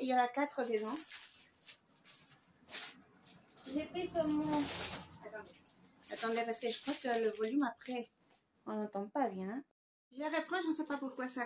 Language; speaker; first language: French; non-native, fluent; Spanish